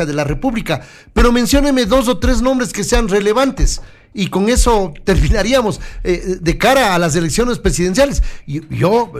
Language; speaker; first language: Spanish; native; Spanish